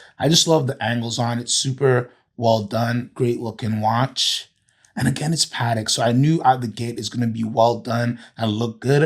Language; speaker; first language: English; native; English